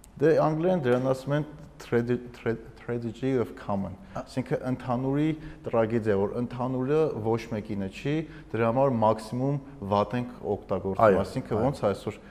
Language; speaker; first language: Armenian; native; Armenian